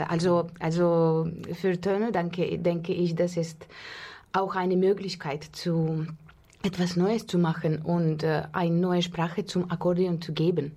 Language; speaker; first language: German; non-native, fluent; Russian